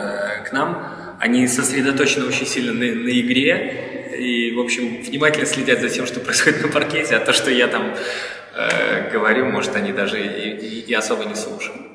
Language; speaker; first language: Russian; native; Russian